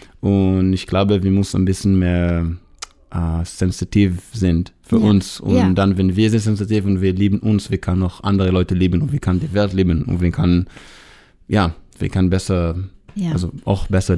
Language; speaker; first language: German; non-native, learner; Hebrew